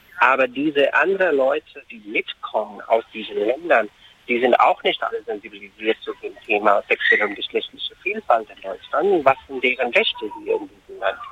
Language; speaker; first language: German; non-native, fluent; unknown